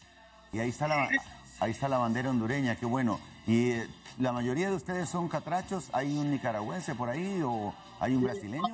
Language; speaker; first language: Spanish; native; Spanish